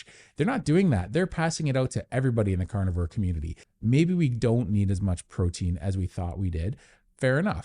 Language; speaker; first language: English; native; English